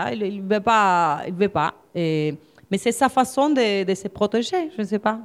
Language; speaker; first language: French; non-native, fluent; Spanish